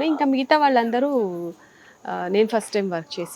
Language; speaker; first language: Telugu; non-native, fluent; Tamil